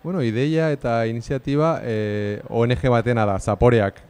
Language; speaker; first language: Basque; non-native, local second language; Spanish